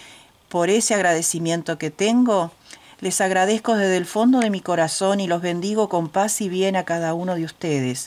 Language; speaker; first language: Spanish; native; Spanish